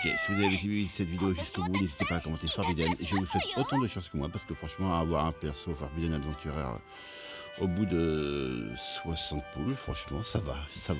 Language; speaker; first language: French; native; French